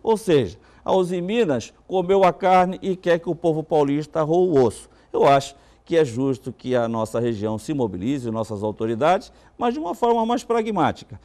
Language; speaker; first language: Portuguese; native; Portuguese